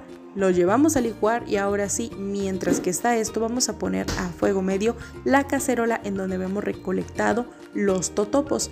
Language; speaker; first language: Spanish; native; Spanish